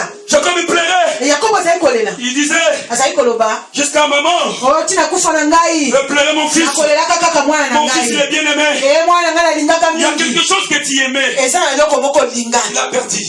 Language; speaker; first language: French; non-native, local second language; Lingala